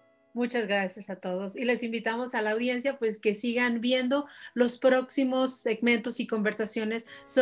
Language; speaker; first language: Spanish; native; Spanish